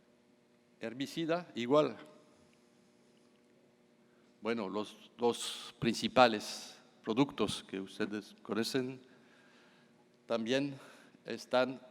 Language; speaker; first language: Spanish; non-native, fluent; French